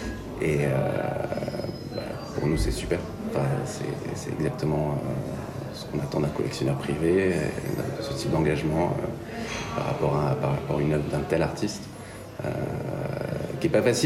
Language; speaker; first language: French; native; French